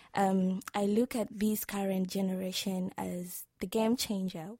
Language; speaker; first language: English; non-native, local second language; Swahili